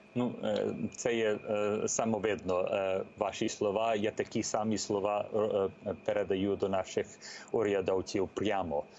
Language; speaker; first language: Ukrainian; early bilingual, heritage; Ukrainian